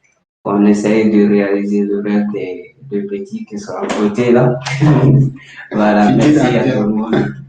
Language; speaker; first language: French; non-native, fluent; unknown